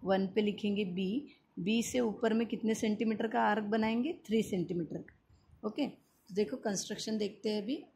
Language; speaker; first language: Hindi; non-native, local second language; Marathi